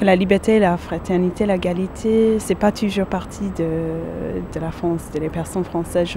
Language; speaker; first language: French; non-native, fluent; English